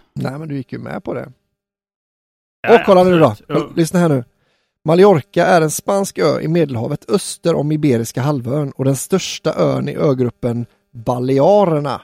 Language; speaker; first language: Swedish; native; Swedish